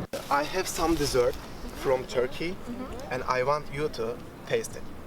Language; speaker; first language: English; non-native, learner; Turkish